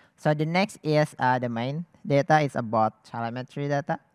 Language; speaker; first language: English; non-native, fluent; Indonesian